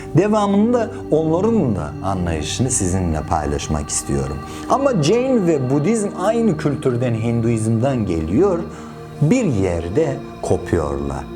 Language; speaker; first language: Turkish; non-native, fluent; Persian